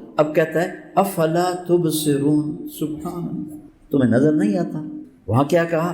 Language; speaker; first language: Urdu; non-native, local second language; Punjabi